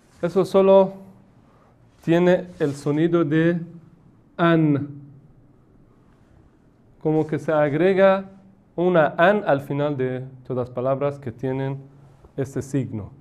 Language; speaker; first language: Spanish; non-native, fluent; Persian